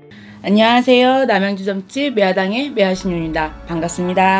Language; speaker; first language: Korean; native; Korean